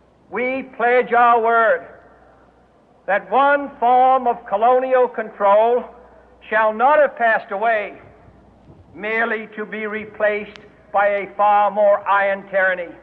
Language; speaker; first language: English; native; English